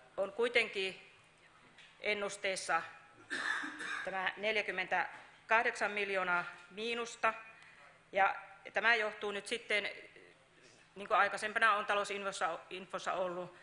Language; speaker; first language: Finnish; native; Finnish